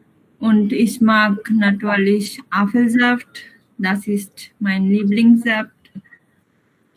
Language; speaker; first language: German; non-native, learner; Bangla